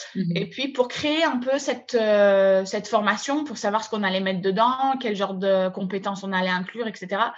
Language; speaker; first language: French; native; French